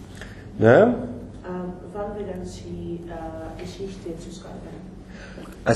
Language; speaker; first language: German; non-native, learner; Spanish